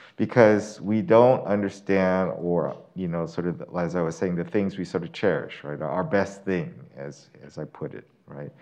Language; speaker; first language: English; native; English